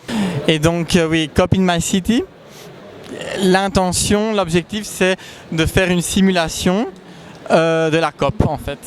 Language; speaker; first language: French; non-native, fluent; Spanish